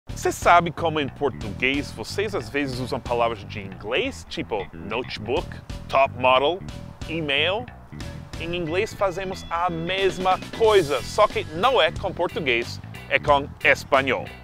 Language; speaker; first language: Portuguese; non-native, fluent; English